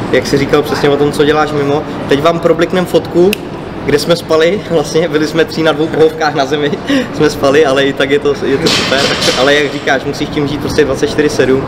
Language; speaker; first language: Czech; native; Czech